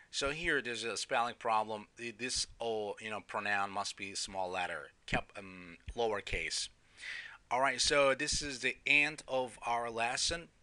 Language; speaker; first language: English; non-native, fluent; Turkish